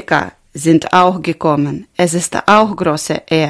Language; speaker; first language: German; non-native, learner; Ukrainian